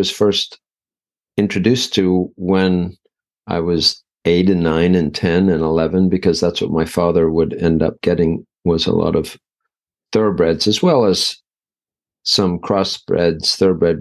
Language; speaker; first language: English; native; English